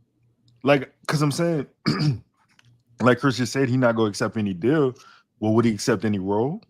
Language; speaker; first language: English; native; English